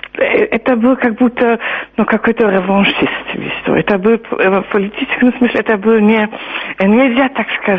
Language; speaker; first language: Russian; non-native, fluent; German